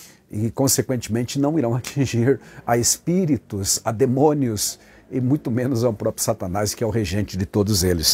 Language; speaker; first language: Portuguese; native; Portuguese